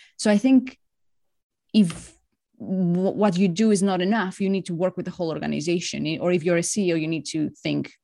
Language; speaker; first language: English; non-native, fluent; Greek